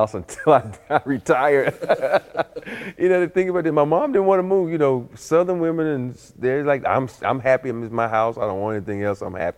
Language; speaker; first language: English; native; English